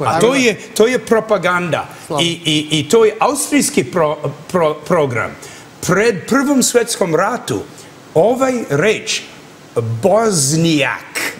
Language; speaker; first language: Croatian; early bilingual, heritage; English